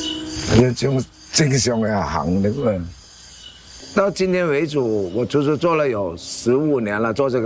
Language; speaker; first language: Chinese; non-native, local second language; Cantonese